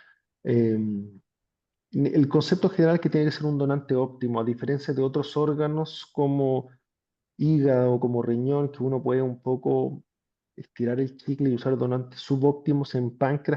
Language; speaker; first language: Spanish; native; Spanish